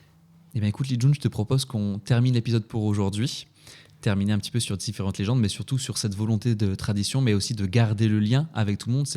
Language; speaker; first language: French; native; French